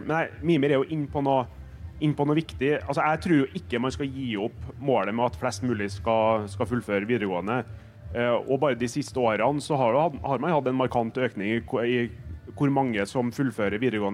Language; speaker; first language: Norwegian; native; Norwegian